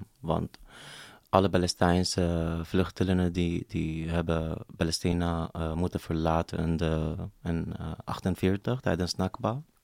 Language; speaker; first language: Dutch; non-native, fluent; Arabic